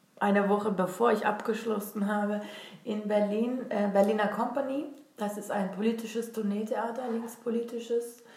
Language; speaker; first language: German; non-native, fluent; Turkish